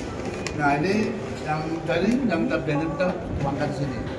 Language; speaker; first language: Indonesian; native; Indonesian